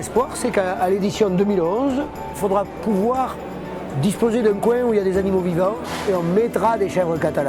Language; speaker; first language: French; native; French